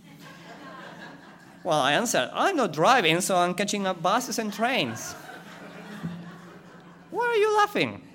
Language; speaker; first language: English; non-native, fluent; Spanish